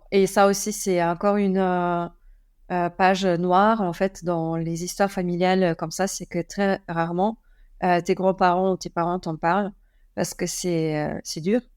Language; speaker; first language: French; non-native, fluent; Russian